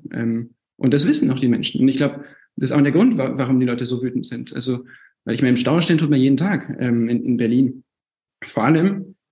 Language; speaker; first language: German; native; German